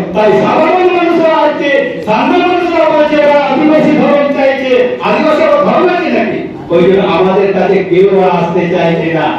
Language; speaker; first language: Bangla; non-native, local second language; Santali